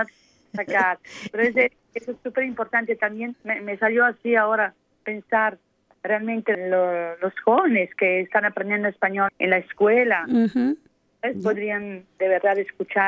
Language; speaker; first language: Spanish; native; Spanish